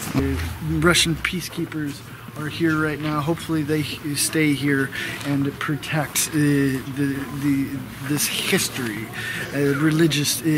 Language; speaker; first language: English; native; English